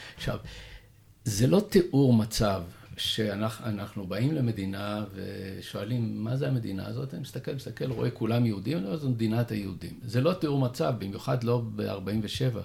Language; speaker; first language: Hebrew; native; Hebrew